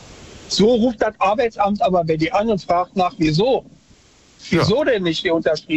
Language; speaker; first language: German; native; German